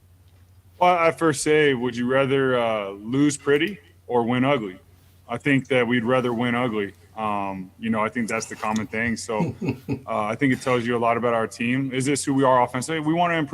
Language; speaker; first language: English; native; English